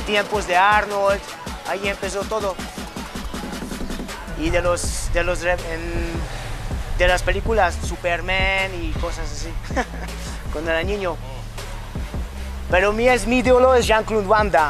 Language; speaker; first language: Spanish; non-native, fluent; Hungarian